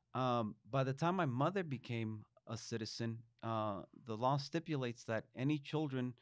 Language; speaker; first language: English; early bilingual, other home language; Spanish